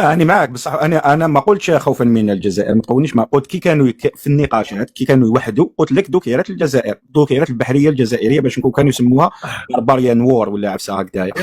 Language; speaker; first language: Arabic; native; Arabic